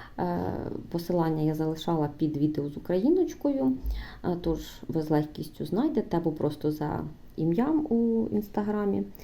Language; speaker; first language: Ukrainian; non-native, local second language; Russian